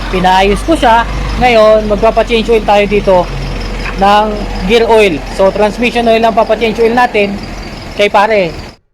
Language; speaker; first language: Filipino; non-native, local second language; Bikol